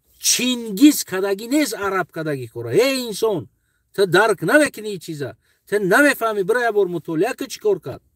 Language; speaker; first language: Tajik; non-native, local second language; Uzbek